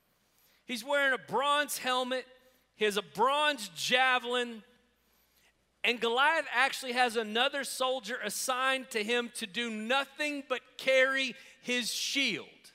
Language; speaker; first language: English; native; English